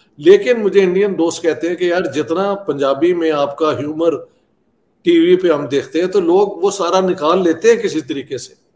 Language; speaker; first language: Urdu; non-native, local second language; Punjabi